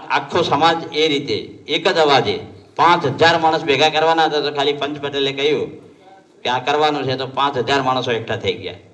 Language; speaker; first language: Gujarati; non-native, local second language; Bhili